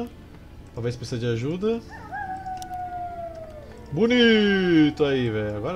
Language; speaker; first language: Portuguese; native; Portuguese